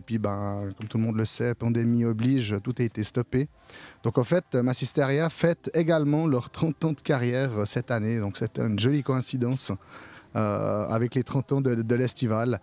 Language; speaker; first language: French; native; French